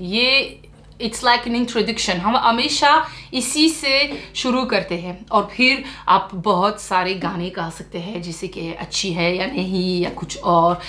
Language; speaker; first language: Hindi; non-native, learner; Riffian